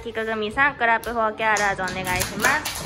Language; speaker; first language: Japanese; native; Japanese